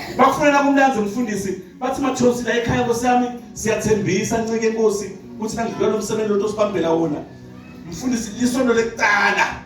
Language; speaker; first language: Zulu; non-native, local second language; Swati